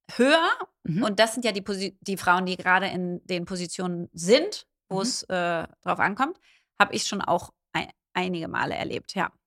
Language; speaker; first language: German; native; German